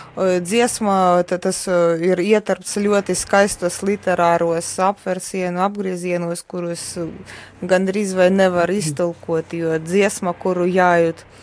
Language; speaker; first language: Latvian; non-native, fluent; Polish